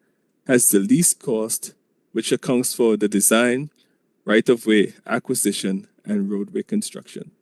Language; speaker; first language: English; native; English